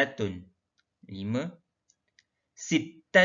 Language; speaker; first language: Arabic; non-native, fluent; Malay